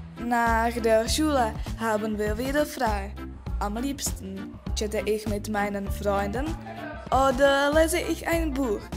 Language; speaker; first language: German; non-native, learner; Czech